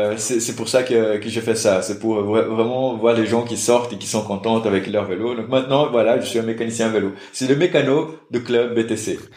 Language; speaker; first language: French; non-native, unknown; Portuguese